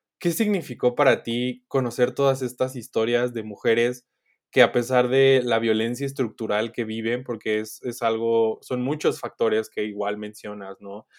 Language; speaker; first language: Spanish; native; Spanish